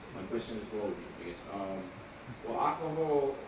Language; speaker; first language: English; native; English